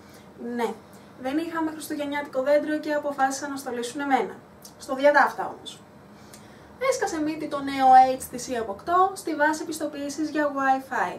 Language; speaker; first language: Greek; native; Greek